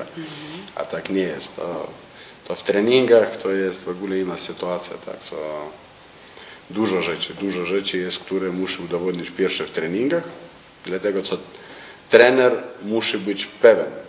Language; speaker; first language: Polish; non-native, learner; Lithuanian